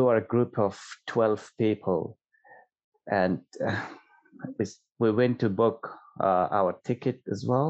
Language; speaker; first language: English; non-native, fluent; Persian